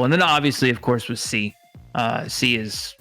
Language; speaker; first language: English; native; English